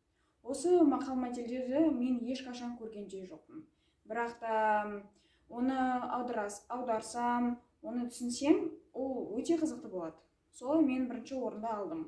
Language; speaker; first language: Kazakh; non-native, local second language; Russian